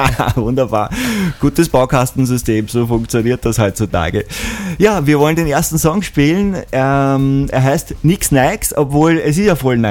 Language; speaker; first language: German; native; German